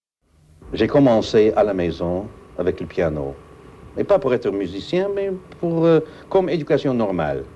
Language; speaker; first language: French; non-native, fluent; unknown